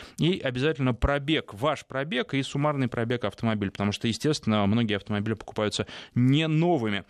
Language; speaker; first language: Russian; native; Russian